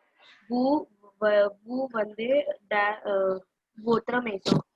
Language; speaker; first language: French; non-native, learner; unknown